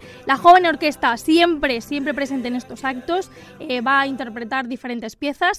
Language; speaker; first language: Spanish; native; Spanish